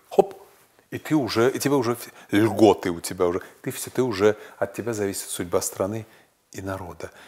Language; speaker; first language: Russian; native; Russian